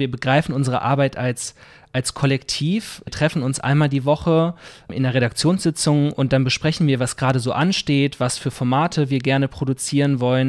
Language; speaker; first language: German; native; German